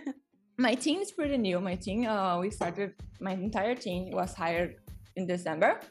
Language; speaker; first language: English; non-native, fluent; Portuguese